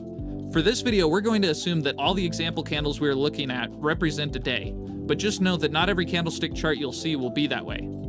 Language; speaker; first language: English; native; English